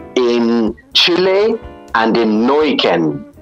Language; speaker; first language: English; native; English